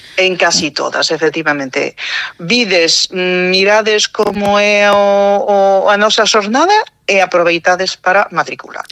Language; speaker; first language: Galician; non-native, local second language; Spanish